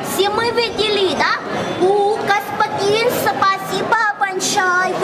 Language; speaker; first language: Russian; non-native, local second language; Thai